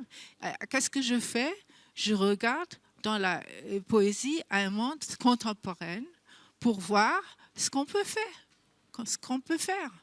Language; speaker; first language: French; non-native, fluent; German